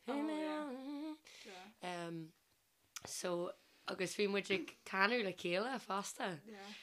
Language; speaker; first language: Irish; non-native, local second language; English